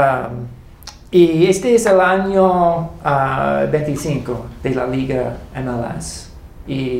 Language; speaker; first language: Spanish; non-native, fluent; English